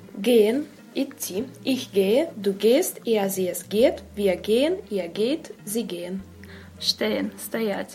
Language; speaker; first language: German; non-native, learner; Russian